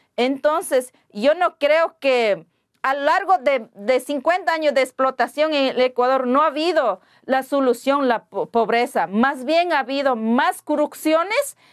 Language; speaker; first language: Spanish; non-native, local second language; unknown